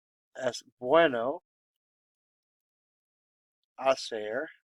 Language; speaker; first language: Spanish; non-native, fluent; English